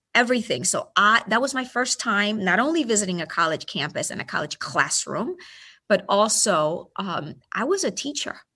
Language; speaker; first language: English; early bilingual, other home language; Spanish